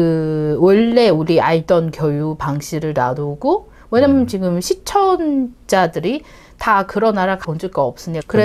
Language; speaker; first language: Korean; non-native, learner; Chinese